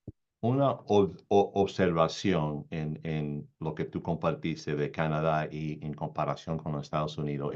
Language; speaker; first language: Spanish; early bilingual, heritage; Spanish